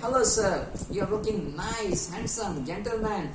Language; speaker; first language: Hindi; non-native, local second language; Marathi